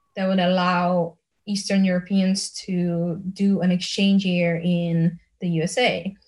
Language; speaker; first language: English; early bilingual, other home language; Slovenian